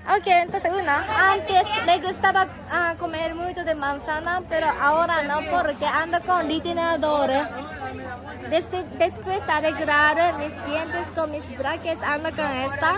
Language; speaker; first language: Spanish; non-native, learner; Japanese